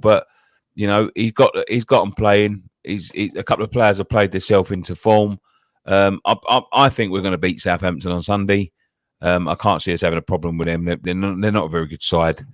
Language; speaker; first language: English; native; English